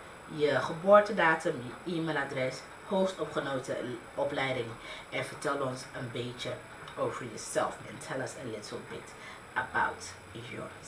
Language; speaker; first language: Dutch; early bilingual, other home language; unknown